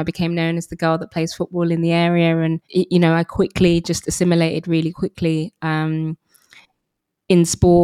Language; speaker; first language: English; native; English